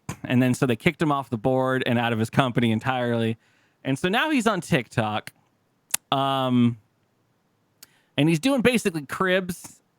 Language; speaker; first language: English; native; English